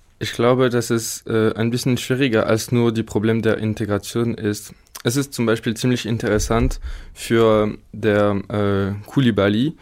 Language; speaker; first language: German; non-native, learner; French